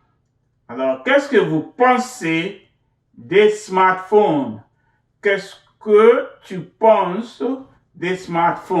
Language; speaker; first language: French; non-native, fluent; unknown